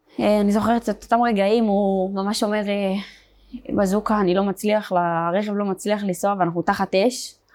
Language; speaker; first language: Hebrew; native; Hebrew